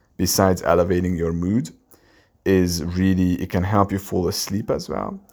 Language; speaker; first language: English; non-native, fluent; Hungarian